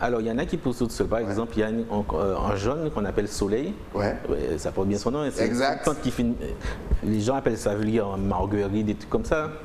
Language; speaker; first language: French; native; French